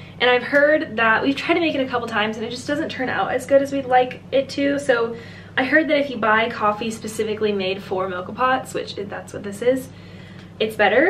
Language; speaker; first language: English; native; English